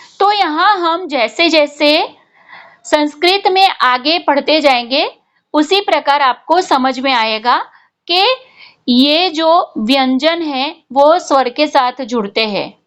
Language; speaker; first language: Hindi; non-native, local second language; Gujarati